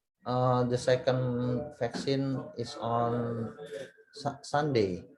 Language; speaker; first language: English; non-native, learner; Indonesian